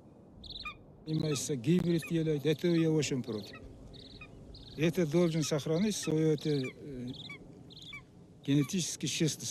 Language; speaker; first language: Russian; non-native, local second language; Kazakh